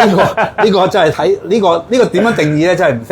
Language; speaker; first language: Cantonese; native; Cantonese